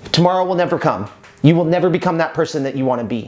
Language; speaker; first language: English; native; English